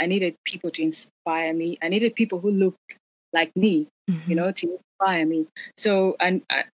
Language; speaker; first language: English; non-native, local second language; Acoli